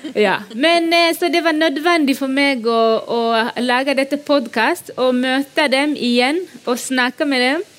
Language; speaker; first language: Norwegian; non-native, fluent; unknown